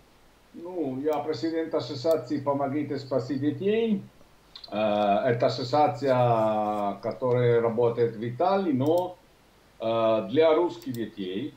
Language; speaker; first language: Russian; non-native, learner; Italian